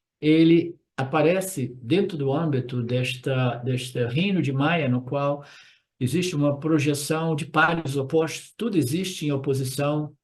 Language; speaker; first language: Portuguese; native; Portuguese